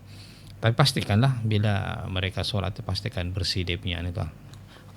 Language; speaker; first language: Malay; native; Malay